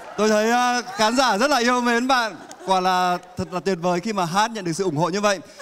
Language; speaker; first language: Vietnamese; native; Vietnamese